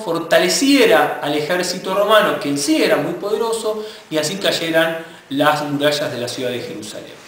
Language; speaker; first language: Spanish; native; Spanish